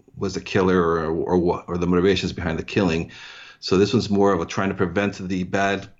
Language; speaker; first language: English; early bilingual, heritage; English